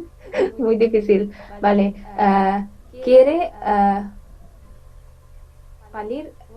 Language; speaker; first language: Spanish; non-native, learner; Bangla